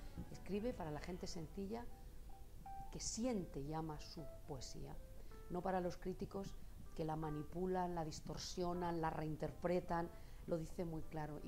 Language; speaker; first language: Spanish; native; Spanish